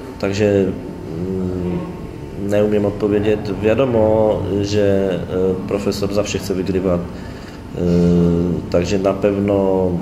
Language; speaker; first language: Polish; non-native, learner; Slovak